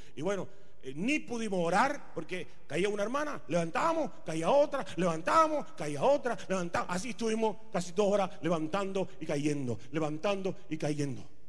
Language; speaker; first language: Spanish; non-native, fluent; Punjabi